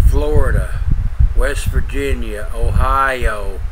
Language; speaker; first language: English; native; English